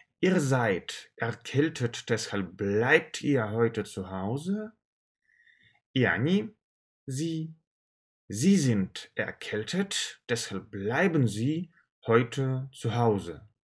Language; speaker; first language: German; non-native, fluent; Russian